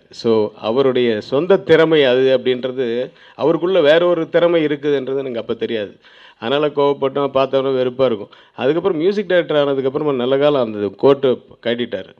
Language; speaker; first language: Tamil; native; Tamil